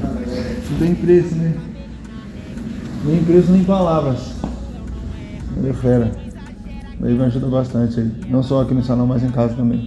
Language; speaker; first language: Portuguese; native; Portuguese